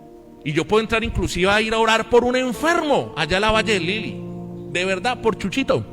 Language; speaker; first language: Spanish; native; Spanish